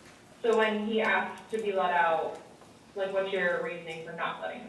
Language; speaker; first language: English; native; English